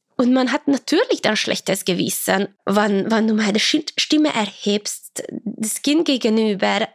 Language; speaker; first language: German; non-native, fluent; Croatian